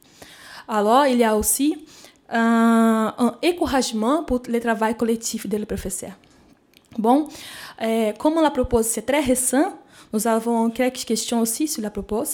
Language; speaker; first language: French; non-native, fluent; Portuguese